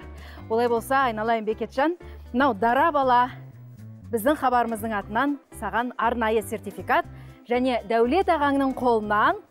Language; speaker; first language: Kazakh; native; Kazakh